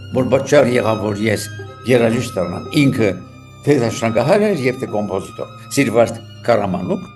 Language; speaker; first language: Armenian; early bilingual, heritage; Armenian